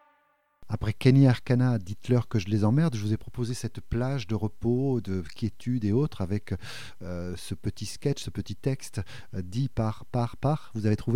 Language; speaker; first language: French; native; French